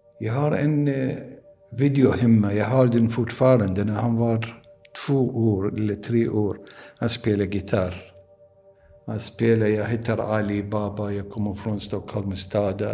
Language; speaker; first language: Swedish; non-native, learner; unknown